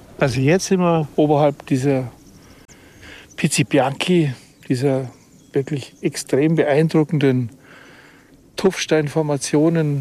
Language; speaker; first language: German; native; German